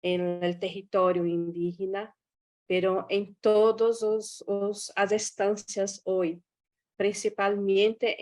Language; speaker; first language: Spanish; non-native, fluent; Guarani